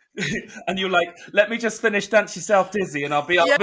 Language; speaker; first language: English; native; English